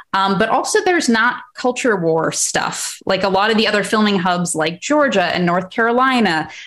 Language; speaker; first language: English; native; English